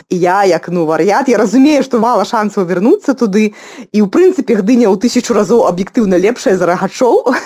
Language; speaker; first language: Belarusian; non-native, local second language; Russian